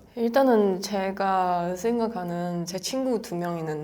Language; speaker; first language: Korean; non-native, fluent; Chinese